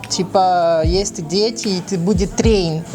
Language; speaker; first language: Russian; non-native, learner; Portuguese